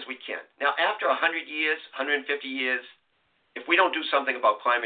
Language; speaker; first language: English; native; English